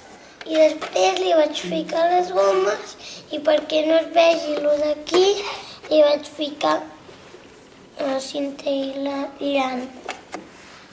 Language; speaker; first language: Catalan; non-native, local second language; Spanish